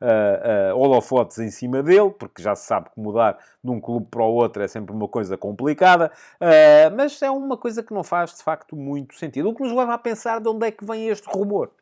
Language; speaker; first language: Portuguese; native; Portuguese